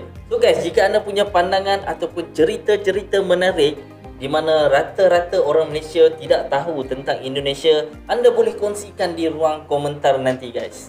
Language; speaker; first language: Malay; native; Malay